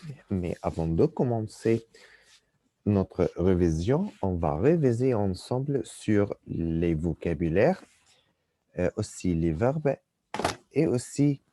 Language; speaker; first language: French; non-native, fluent; Arabic